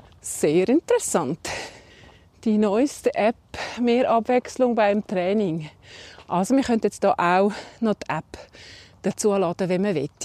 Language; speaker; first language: German; native; German